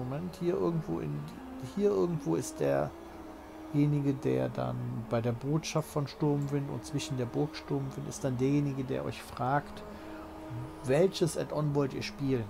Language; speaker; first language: German; native; German